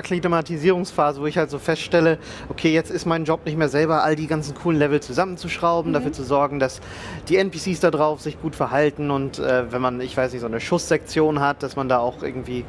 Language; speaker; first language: German; native; German